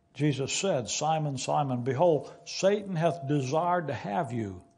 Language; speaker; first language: English; native; English